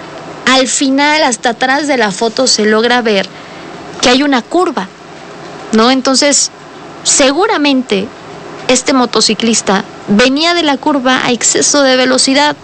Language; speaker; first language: Spanish; native; Spanish